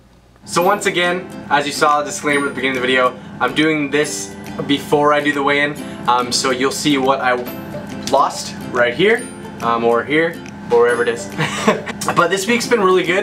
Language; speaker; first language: English; native; English